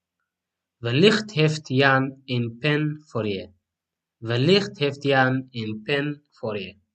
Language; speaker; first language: Dutch; non-native, learner; Tigrinya